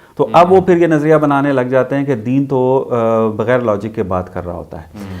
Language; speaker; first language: Urdu; non-native, local second language; Punjabi